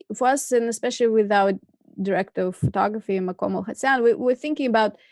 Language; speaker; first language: English; non-native, fluent; Russian